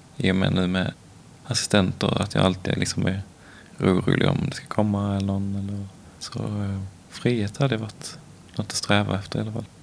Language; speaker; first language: Swedish; native; Swedish